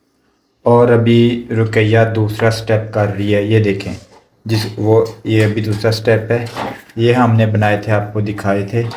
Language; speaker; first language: Hindi; non-native, local second language; Punjabi